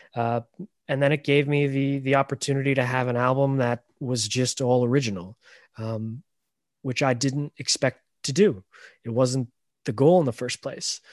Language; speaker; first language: English; native; English